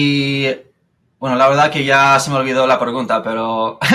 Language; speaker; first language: Spanish; non-native, fluent; English